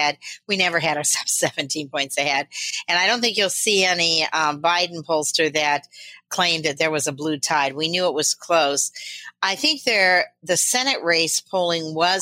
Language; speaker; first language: English; native; English